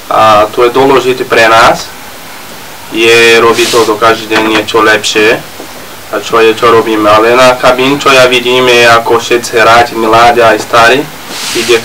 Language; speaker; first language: Slovak; non-native, learner; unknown